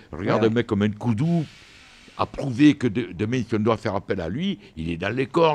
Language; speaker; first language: French; native; French